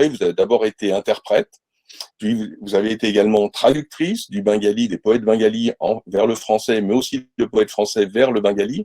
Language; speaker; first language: French; native; French